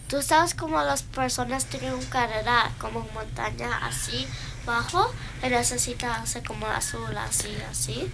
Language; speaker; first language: Spanish; early bilingual, other home language; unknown